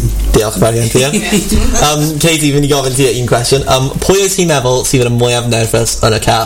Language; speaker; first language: Welsh; non-native, learner; English